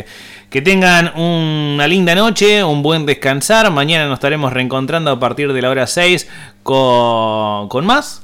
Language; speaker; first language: Spanish; native; Spanish